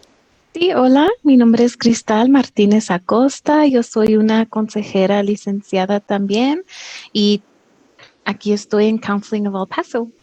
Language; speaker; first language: Spanish; early bilingual, heritage; English